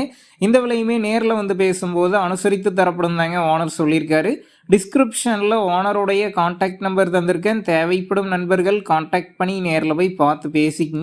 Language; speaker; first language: Tamil; native; Tamil